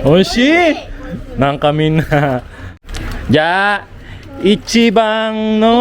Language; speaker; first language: Japanese; non-native, learner; Filipino